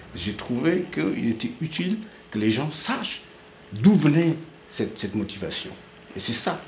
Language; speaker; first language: French; non-native, local second language; Wolof